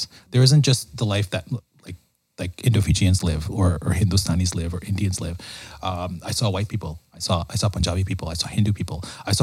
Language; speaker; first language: English; native; English